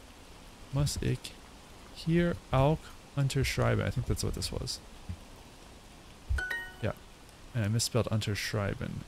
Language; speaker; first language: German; non-native, learner; English